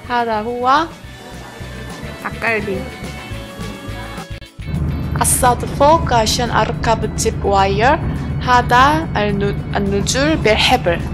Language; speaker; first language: Arabic; non-native, learner; Korean